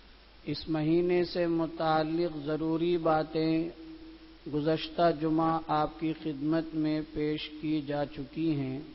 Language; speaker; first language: Urdu; native; Urdu